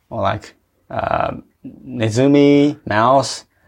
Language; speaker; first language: English; non-native, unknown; Japanese